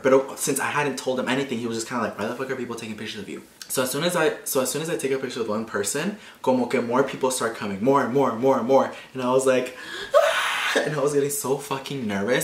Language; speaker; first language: English; early bilingual, other home language; Spanish